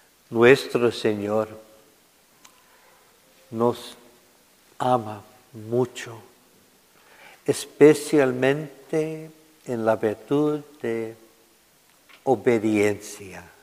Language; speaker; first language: Spanish; non-native, learner; English